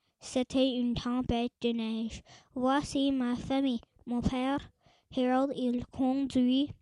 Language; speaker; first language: French; non-native, local second language; English